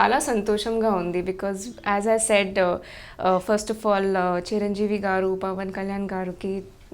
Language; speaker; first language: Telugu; non-native, learner; Hindi